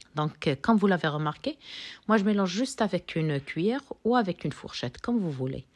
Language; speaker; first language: French; non-native, local second language; Arabic